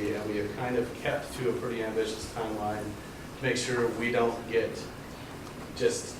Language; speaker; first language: English; native; English